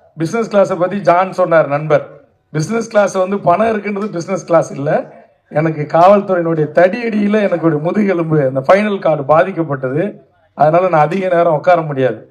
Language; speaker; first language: Tamil; native; Tamil